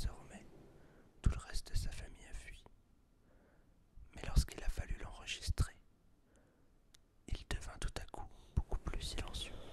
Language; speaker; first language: French; native; French